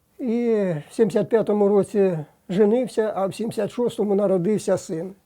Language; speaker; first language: Ukrainian; native; Ukrainian